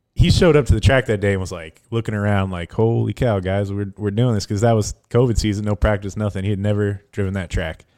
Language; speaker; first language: English; native; English